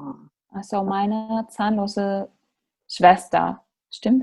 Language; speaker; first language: German; non-native, fluent; Indonesian